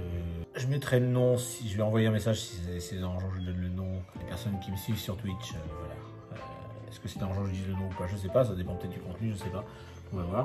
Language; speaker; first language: French; native; French